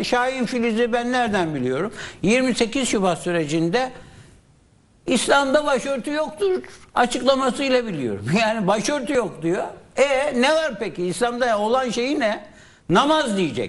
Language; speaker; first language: Turkish; native; Turkish